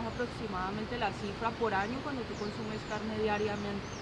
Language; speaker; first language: Spanish; native; Spanish